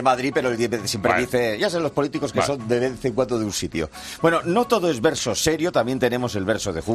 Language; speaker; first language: Spanish; native; Spanish